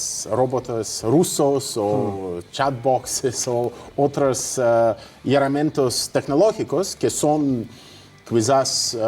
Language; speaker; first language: Spanish; non-native, fluent; Russian